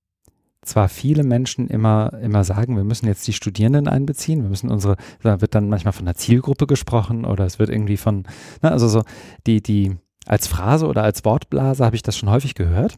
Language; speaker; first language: German; native; German